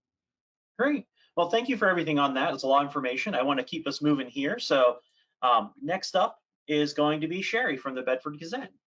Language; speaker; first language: English; native; English